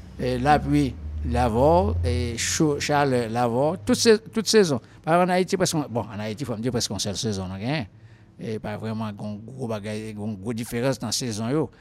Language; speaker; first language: French; non-native, local second language; Haitian Creole